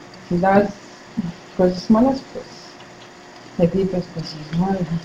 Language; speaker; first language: Spanish; non-native, learner; Arabic